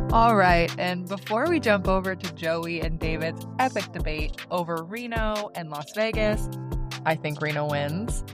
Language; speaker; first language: English; native; English